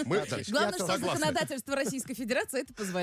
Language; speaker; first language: Russian; native; Russian